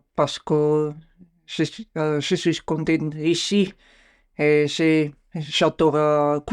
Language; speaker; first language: French; non-native, learner; Bulgarian